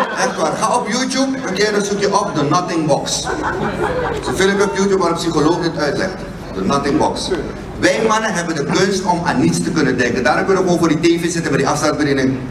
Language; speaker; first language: Dutch; native; Dutch